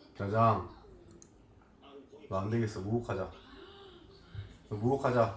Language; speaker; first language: Korean; native; Korean